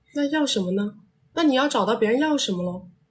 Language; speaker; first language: Chinese; native; Chinese